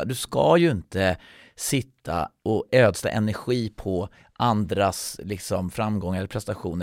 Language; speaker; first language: Swedish; native; Swedish